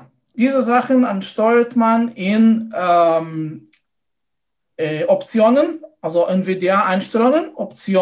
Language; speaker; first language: German; non-native, fluent; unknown